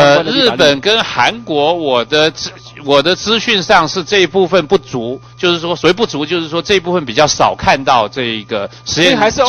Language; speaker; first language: Chinese; native; Chinese